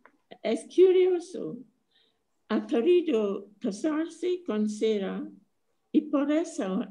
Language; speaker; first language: Spanish; non-native, fluent; English